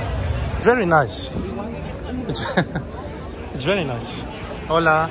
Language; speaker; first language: English; non-native, learner; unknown